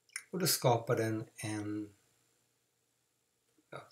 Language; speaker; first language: Swedish; non-native, fluent; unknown